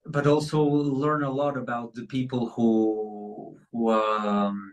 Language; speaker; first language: English; non-native, fluent; Spanish